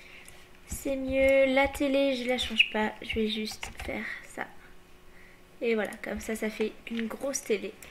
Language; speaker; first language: French; native; French